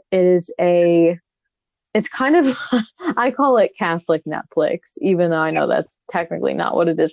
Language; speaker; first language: English; native; English